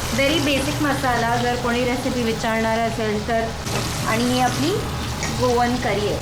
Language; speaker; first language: Marathi; non-native, local second language; Hindi